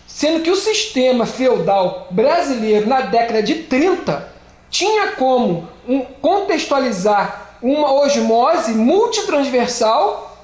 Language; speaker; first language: Portuguese; native; Portuguese